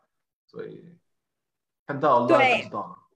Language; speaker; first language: Chinese; non-native, fluent; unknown